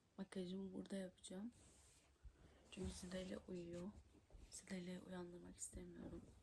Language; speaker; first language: Turkish; native; Turkish